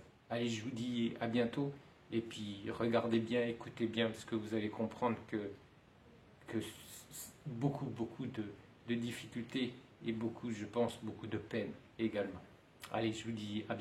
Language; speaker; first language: French; native; French